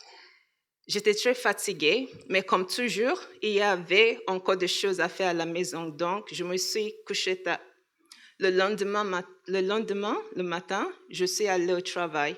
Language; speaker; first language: French; non-native, learner; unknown